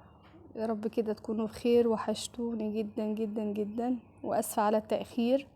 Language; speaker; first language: Arabic; native; Arabic